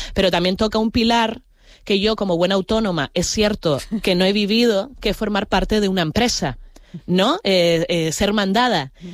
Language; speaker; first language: Spanish; native; Spanish